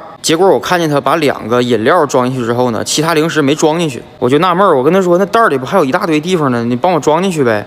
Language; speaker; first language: Chinese; native; Chinese